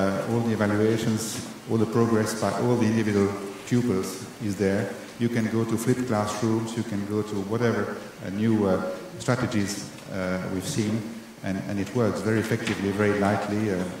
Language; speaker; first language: English; non-native, fluent; French